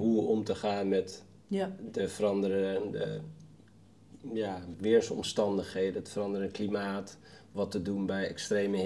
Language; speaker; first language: Dutch; native; Dutch